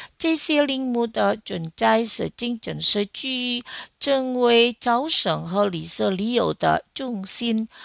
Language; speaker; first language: Chinese; non-native, fluent; Indonesian